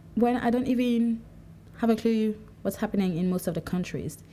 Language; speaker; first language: English; non-native, local second language; French